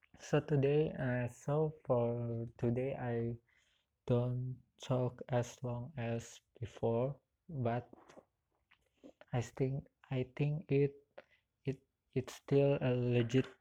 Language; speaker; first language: English; non-native, learner; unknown